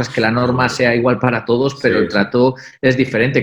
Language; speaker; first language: Spanish; native; Spanish